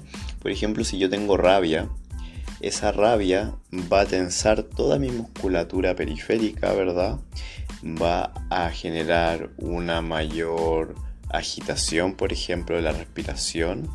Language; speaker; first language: Spanish; native; Spanish